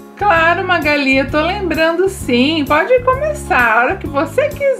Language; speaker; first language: Portuguese; native; Portuguese